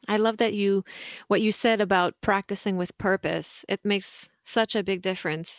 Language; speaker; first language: English; non-native, fluent; French